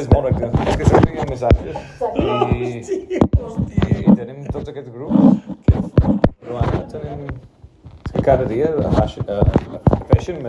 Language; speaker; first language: Catalan; non-native, learner; English